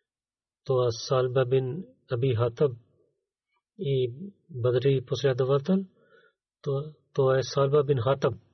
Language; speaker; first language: Bulgarian; non-native, learner; Urdu